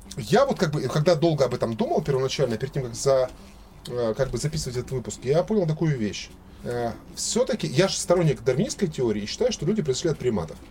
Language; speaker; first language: Russian; native; Russian